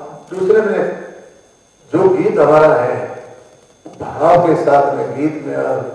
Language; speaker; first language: Hindi; native; Hindi